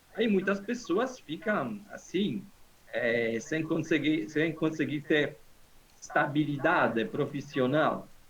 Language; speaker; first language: Portuguese; non-native, fluent; Italian